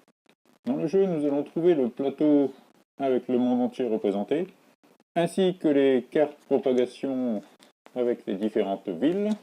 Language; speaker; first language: French; native; French